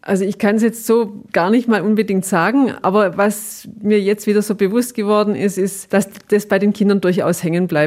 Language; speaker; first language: German; native; German